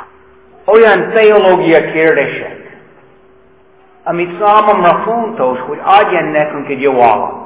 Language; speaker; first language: Hungarian; non-native, fluent; English